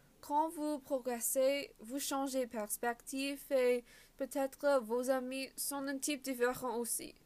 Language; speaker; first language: French; non-native, learner; English